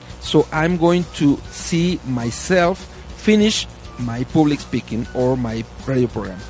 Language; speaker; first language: English; non-native, learner; Spanish